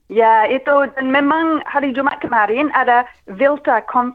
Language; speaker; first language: Indonesian; non-native, fluent; English